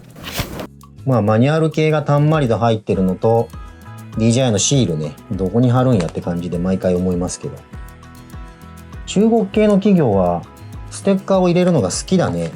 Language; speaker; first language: Japanese; native; Japanese